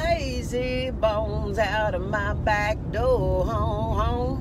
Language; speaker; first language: English; native; English